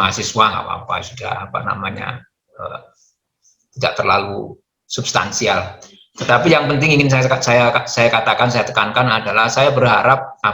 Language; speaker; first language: Malay; native; Malay